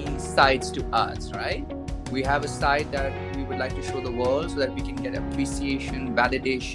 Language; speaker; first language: English; non-native, local second language; Konkani